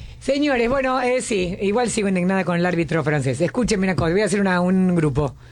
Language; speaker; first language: Spanish; native; Spanish